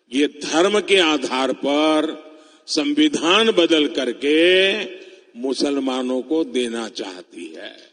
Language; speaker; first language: Hindi; non-native, local second language; Gujarati